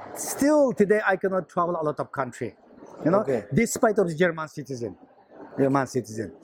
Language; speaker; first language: English; non-native, learner; Chinese